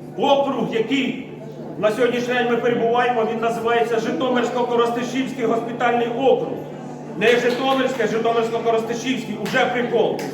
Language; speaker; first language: Ukrainian; native; Ukrainian